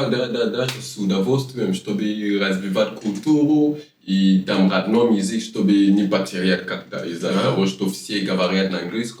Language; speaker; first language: Russian; non-native, learner; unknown